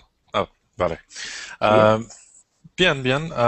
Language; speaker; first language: Spanish; non-native, learner; English